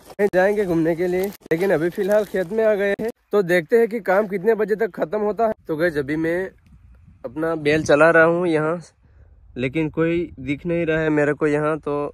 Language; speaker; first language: Hindi; non-native, local second language; Bhili